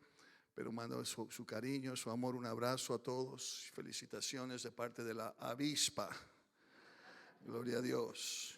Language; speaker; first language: Spanish; early bilingual, heritage; Spanish